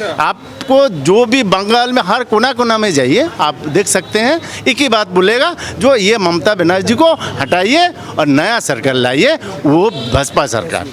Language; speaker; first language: Hindi; non-native, local second language; Bangla